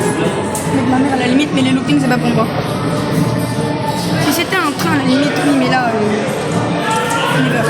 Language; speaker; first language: French; native; French